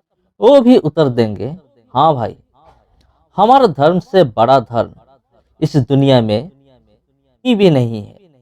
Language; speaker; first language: Hindi; non-native, local second language; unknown